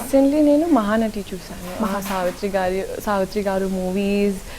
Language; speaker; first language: Telugu; non-native, local second language; Urdu